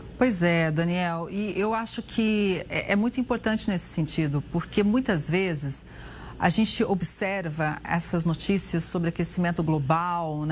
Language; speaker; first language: Portuguese; native; Portuguese